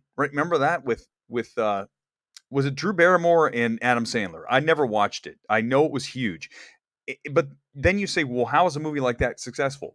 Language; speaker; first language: English; native; English